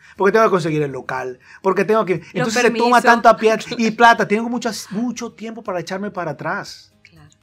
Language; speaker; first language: Spanish; native; Spanish